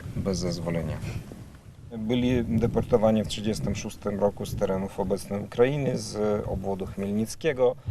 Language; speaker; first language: Polish; early bilingual, heritage; Kazakh